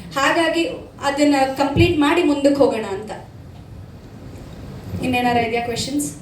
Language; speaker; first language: Kannada; native; Kannada